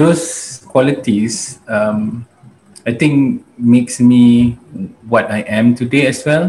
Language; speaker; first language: English; non-native, local second language; Malay